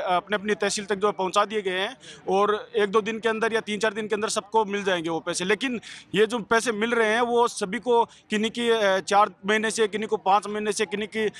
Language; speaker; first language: Hindi; native; Hindi